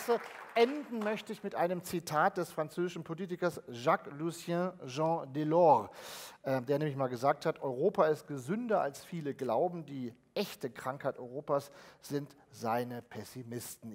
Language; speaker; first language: German; native; German